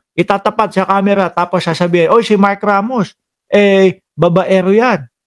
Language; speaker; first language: Filipino; non-native, local second language; Cebuano